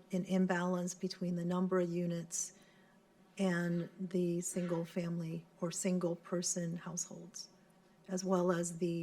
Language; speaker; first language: English; non-native, local second language; Cantonese